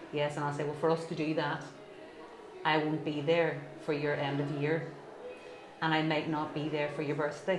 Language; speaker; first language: English; native; English